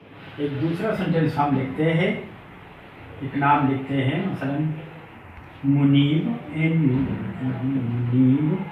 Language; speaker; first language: Urdu; native; Urdu